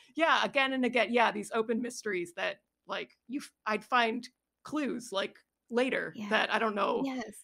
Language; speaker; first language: English; native; English